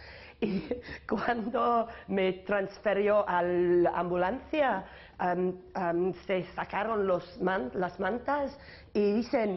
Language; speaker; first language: Spanish; non-native, learner; English